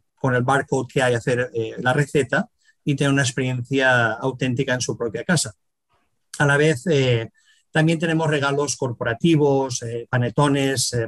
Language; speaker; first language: Spanish; native; Spanish